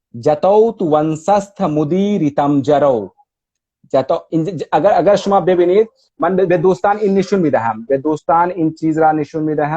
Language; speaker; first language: Persian; non-native, fluent; Hindi